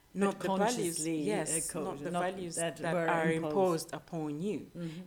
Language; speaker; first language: English; non-native, local second language; Luo (Kenya and Tanzania)